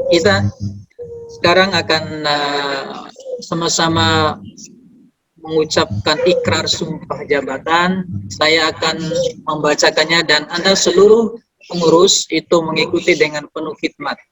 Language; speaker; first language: Malay; native; Malay